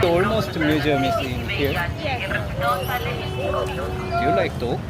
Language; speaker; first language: English; non-native, learner; Korean